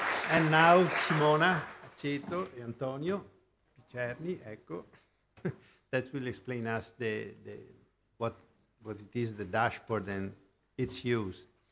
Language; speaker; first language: English; non-native, fluent; Italian